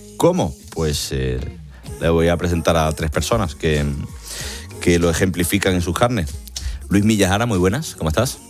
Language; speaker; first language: Spanish; native; Spanish